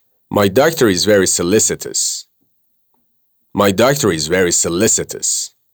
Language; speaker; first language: English; non-native, fluent; Persian